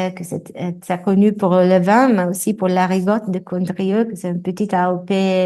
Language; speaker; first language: French; non-native, fluent; Italian